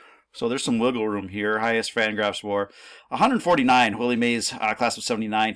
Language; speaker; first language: English; native; English